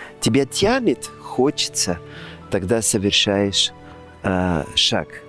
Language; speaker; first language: Russian; non-native, fluent; Greek